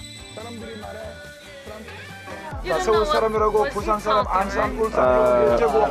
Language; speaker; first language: Korean; non-native, learner; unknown